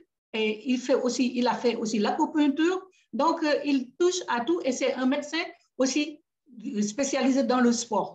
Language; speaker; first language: French; native; French